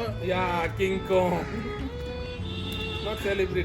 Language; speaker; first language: English; non-native, learner; Hindi